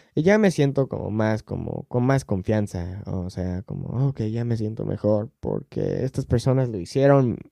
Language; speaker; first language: Spanish; non-native, fluent; English